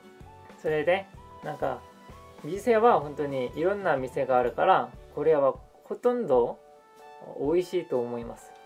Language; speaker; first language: Japanese; non-native, fluent; Korean